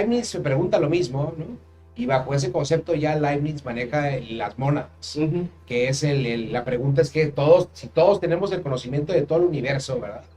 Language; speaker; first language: Spanish; native; Spanish